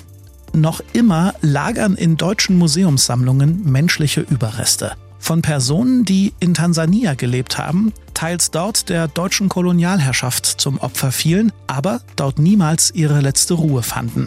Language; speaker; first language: German; native; German